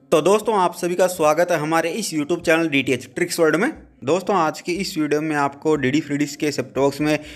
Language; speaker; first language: Hindi; native; Hindi